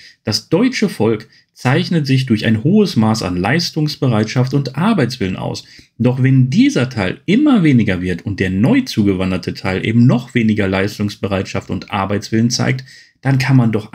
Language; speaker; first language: German; native; German